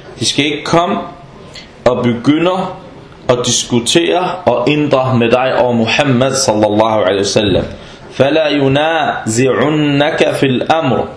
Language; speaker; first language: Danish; non-native, fluent; Arabic